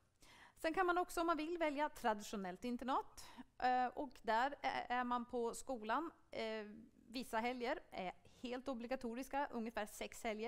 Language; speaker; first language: Swedish; native; Swedish